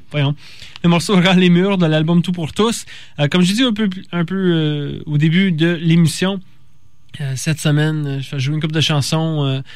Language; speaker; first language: French; native; French